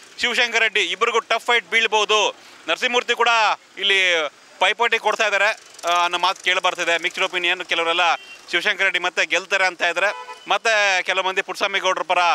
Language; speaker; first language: Kannada; native; Kannada